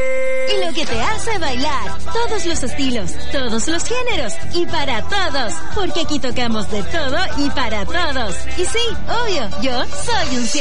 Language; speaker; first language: Spanish; native; Spanish